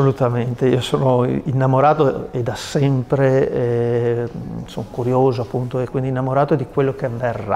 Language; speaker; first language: Italian; native; Italian